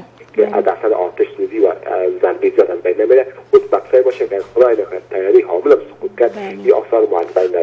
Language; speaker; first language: Persian; native; Persian